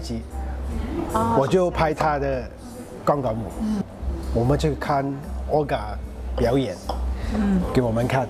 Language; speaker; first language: Chinese; non-native, local second language; Cantonese